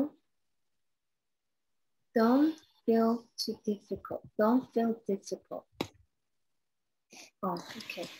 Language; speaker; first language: English; non-native, learner; Korean